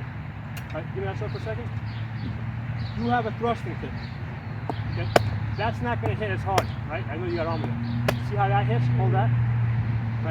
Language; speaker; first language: English; native; English